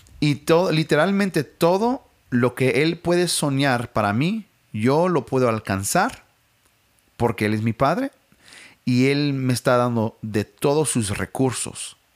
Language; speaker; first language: Spanish; non-native, fluent; English